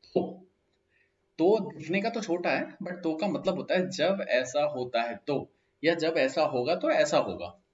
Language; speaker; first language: Hindi; native; Hindi